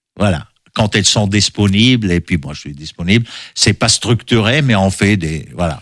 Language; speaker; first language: French; non-native, local second language; Arabic